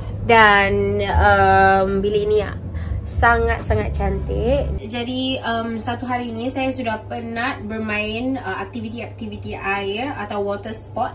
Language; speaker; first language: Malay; non-native, local second language; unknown